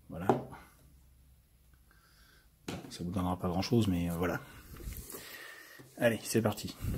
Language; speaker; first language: French; native; French